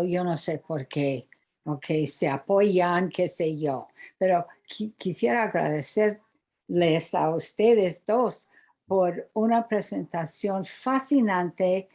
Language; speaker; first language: Spanish; non-native, fluent; English